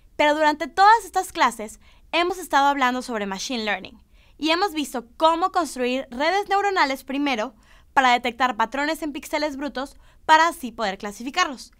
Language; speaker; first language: Spanish; native; Spanish